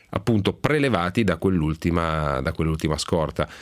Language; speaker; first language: Italian; native; Italian